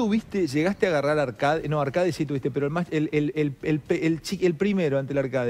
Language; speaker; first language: Spanish; native; Spanish